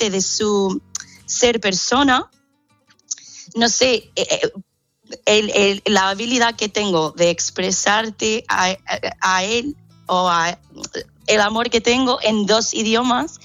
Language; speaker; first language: Spanish; non-native, fluent; English